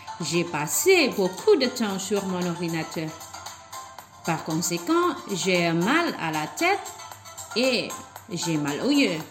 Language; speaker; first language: French; non-native, fluent; Indonesian